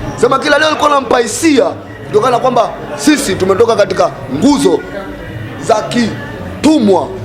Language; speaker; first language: Swahili; native; Swahili